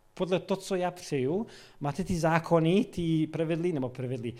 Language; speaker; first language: Czech; non-native, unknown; English